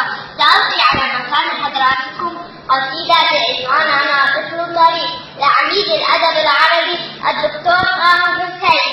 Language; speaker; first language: Arabic; native; Arabic